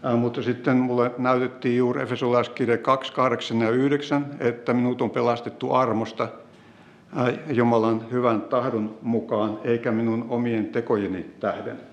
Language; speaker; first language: Finnish; native; Finnish